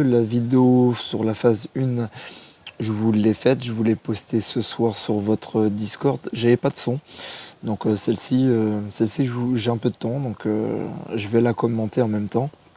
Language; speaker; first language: French; native; French